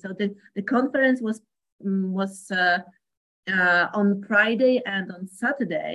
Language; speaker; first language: English; non-native, fluent; Polish